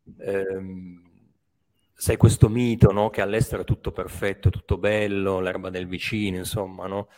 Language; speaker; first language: Italian; native; Italian